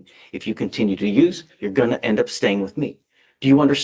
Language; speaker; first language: English; native; English